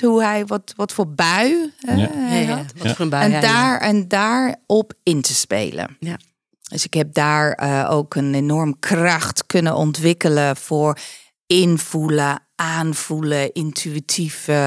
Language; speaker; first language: Dutch; non-native, fluent; English